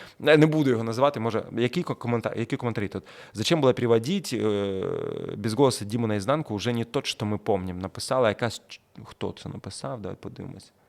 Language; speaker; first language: Ukrainian; non-native, local second language; Russian